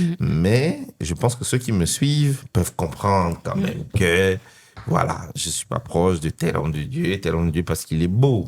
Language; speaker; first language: French; non-native, local second language; Lingala